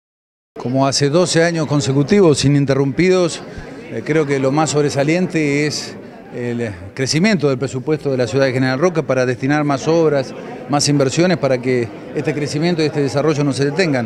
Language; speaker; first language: Spanish; native; Spanish